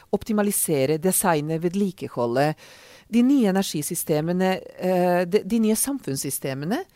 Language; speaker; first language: Norwegian; non-native, fluent; Serbian